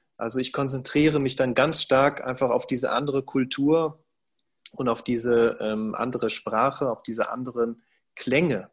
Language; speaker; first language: German; native; German